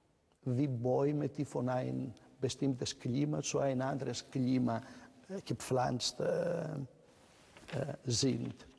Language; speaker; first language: German; non-native, fluent; Greek